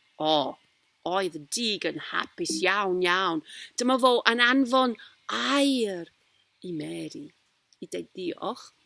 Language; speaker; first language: Welsh; non-native, local second language; English